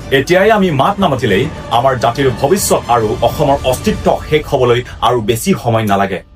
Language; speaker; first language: Assamese; non-native, local second language; Karbi